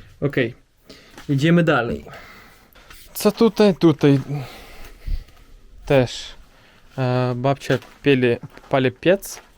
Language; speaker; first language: Polish; non-native, learner; Russian